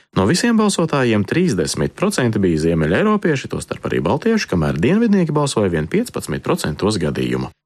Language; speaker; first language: Latvian; early bilingual, heritage; Latvian